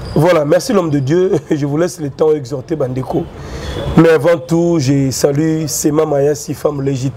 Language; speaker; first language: French; non-native, local second language; Lingala